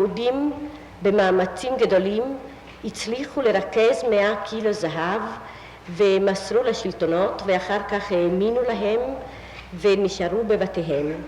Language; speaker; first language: Hebrew; non-native, fluent; Italian